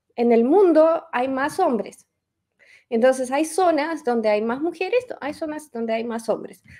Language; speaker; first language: Spanish; non-native, fluent; Russian